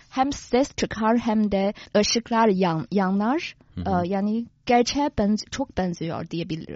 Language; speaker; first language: Turkish; non-native, fluent; Chinese